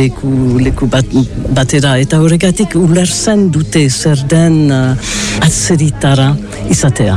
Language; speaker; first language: Basque; non-native, learner; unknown